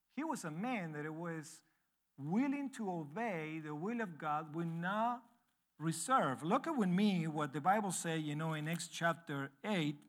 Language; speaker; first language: English; non-native, fluent; Spanish